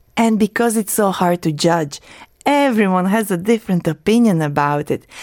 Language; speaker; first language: English; non-native, fluent; Croatian